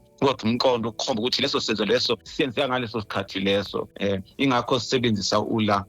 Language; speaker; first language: Zulu; native; Zulu